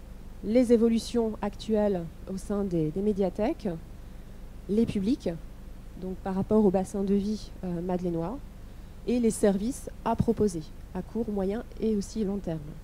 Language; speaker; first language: French; native; French